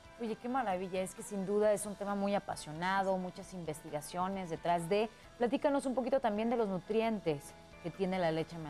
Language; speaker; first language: Spanish; native; Spanish